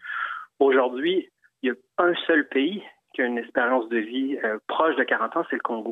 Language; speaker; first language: French; native; French